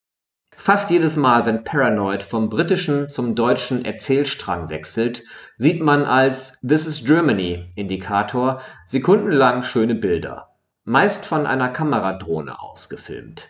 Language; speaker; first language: German; native; German